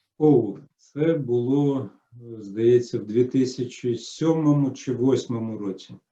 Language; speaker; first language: Ukrainian; native; Ukrainian